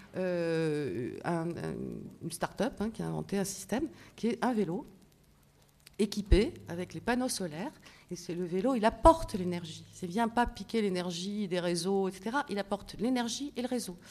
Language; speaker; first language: French; native; French